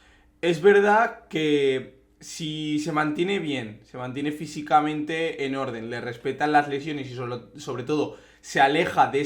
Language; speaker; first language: Spanish; native; Spanish